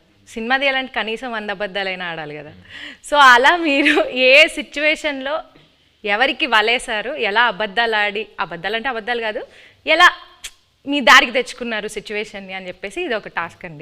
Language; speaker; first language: Telugu; native; Telugu